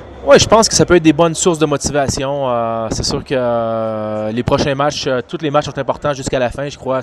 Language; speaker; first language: French; native; French